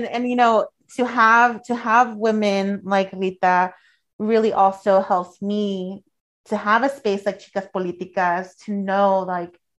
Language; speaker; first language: English; early bilingual, other home language; Spanish